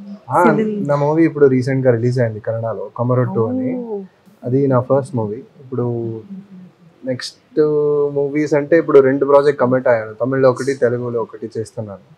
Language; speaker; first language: Telugu; non-native, fluent; Tamil